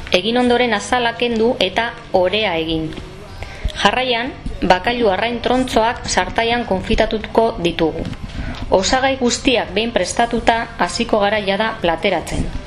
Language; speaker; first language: Basque; non-native, local second language; Spanish